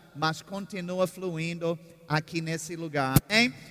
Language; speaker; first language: Portuguese; non-native, fluent; English